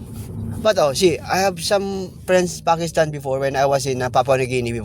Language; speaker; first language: English; non-native, local second language; Filipino